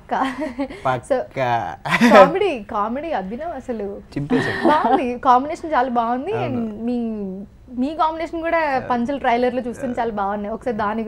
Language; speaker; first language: Telugu; native; Telugu